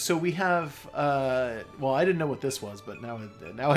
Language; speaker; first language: English; native; English